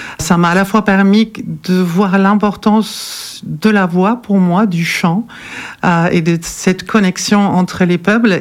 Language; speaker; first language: French; non-native, fluent; German